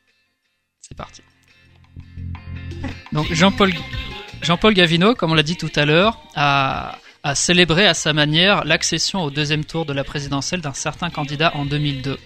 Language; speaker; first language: French; native; French